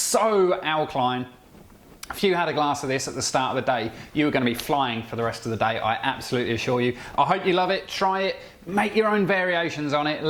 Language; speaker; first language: English; native; English